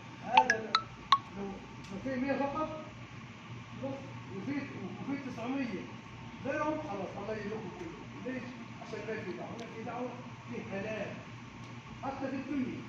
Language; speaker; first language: Arabic; non-native, learner; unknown